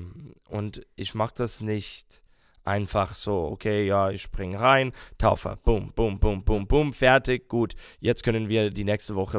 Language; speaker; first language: German; non-native, fluent; English